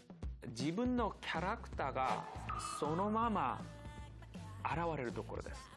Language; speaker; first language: Japanese; non-native, fluent; Korean